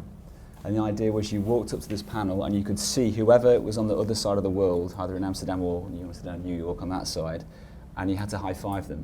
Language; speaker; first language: English; native; English